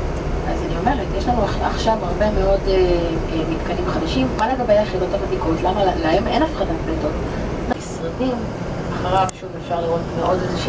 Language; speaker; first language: Hebrew; native; Hebrew